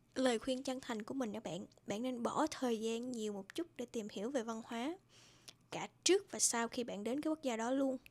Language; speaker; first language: Vietnamese; native; Vietnamese